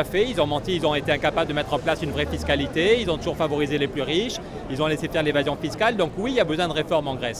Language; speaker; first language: French; native; French